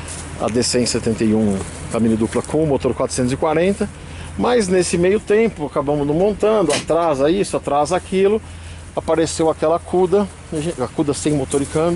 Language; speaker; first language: Portuguese; native; Portuguese